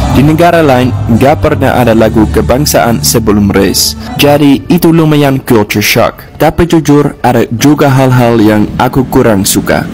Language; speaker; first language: Indonesian; non-native, fluent; Dutch